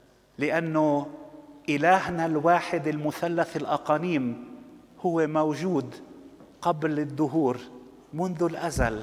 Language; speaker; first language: Arabic; native; Arabic